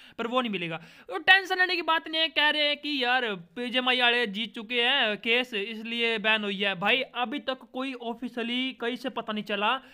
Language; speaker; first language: Hindi; native; Hindi